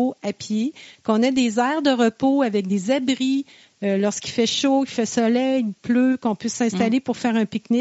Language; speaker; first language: French; native; French